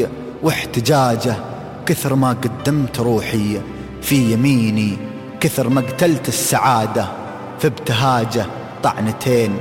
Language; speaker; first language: Arabic; native; Arabic